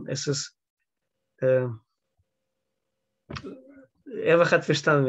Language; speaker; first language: German; non-native, learner; Russian